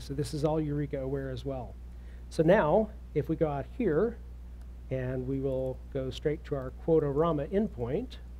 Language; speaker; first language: English; native; English